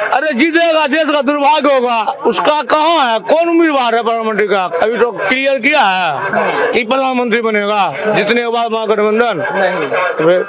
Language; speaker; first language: Hindi; native; Hindi